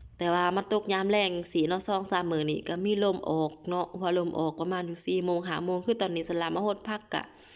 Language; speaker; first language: Lao; non-native, local second language; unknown